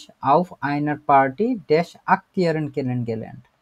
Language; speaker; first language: German; non-native, fluent; Bangla